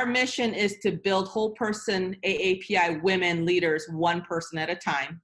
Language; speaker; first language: English; early bilingual, other home language; Korean